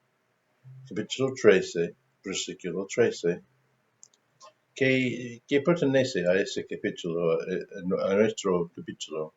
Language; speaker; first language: Spanish; non-native, fluent; English